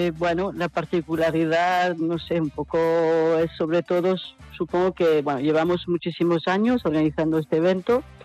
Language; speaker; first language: Spanish; non-native, fluent; French